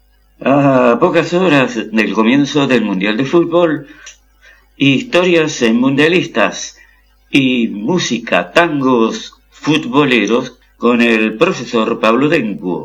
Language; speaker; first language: Spanish; native; Spanish